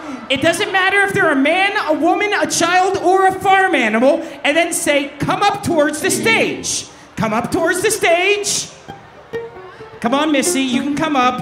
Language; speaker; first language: English; native; English